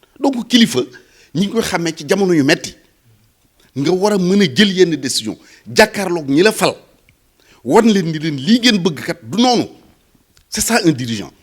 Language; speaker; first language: Wolof; native; Wolof